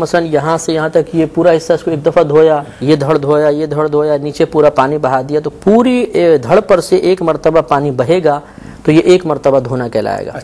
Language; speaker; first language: Urdu; native; Urdu